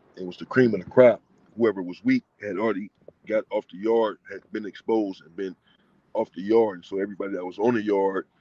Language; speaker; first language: English; native; English